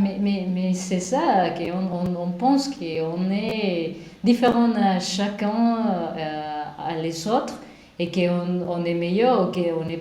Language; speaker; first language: French; non-native, learner; Spanish